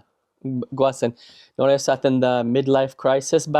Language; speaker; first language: Basque; non-native, learner; English